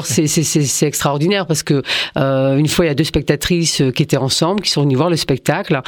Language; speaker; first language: French; early bilingual, other home language; Arabic